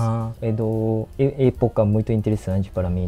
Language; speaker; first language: Portuguese; non-native, learner; Japanese